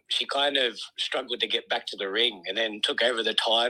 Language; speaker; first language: English; native; English